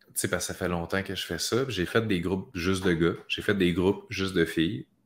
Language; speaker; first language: French; native; French